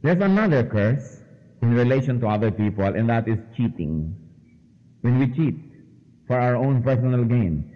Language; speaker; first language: English; non-native, local second language; Filipino